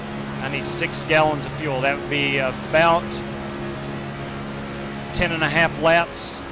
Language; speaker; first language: English; native; English